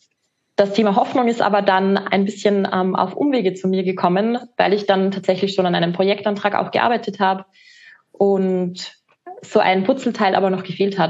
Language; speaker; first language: German; native; German